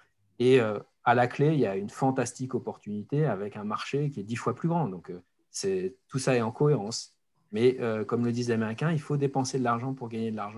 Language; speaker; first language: French; native; French